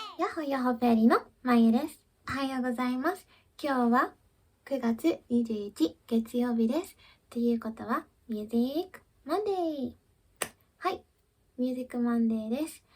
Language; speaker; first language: Japanese; early bilingual, heritage; Japanese